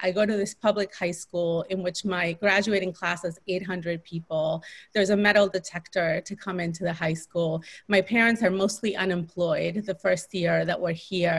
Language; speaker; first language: English; non-native, fluent; Spanish